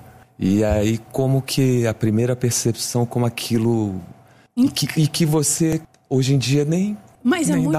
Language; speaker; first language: Portuguese; native; Portuguese